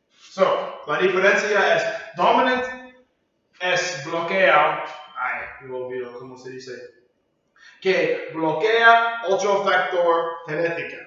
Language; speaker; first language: Spanish; non-native, learner; English